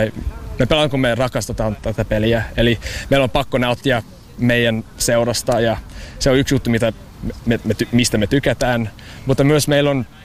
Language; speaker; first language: Finnish; non-native, learner; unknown